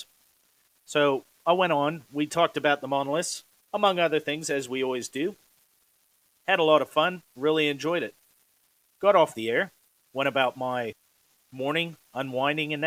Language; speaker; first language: English; native; English